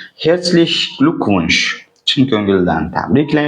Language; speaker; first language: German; non-native, fluent; Uzbek